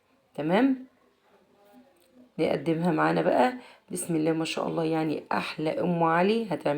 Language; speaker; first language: Arabic; native; Arabic